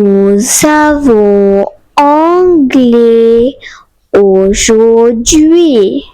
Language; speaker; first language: French; non-native, fluent; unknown